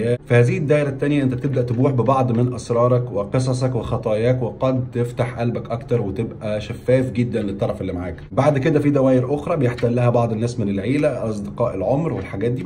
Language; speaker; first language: Arabic; native; Arabic